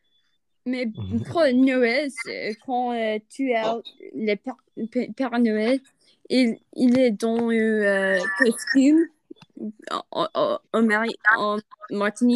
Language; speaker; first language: French; non-native, learner; English